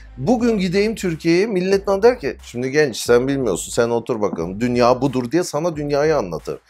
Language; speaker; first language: Turkish; early bilingual, heritage; Turkish